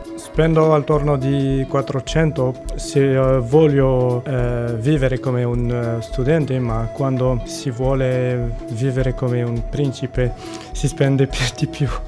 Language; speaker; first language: Italian; non-native, fluent; Arabic